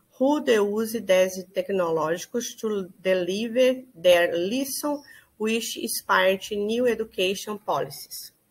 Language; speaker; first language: English; non-native, learner; Portuguese